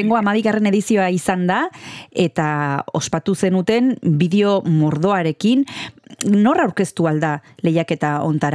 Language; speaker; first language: Basque; native; Basque